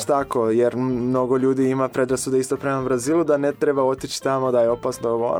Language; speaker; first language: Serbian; non-native, fluent; Portuguese